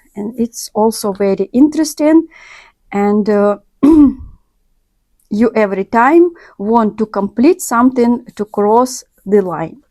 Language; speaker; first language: English; non-native, learner; Russian